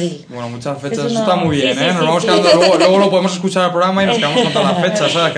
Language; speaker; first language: Spanish; native; Spanish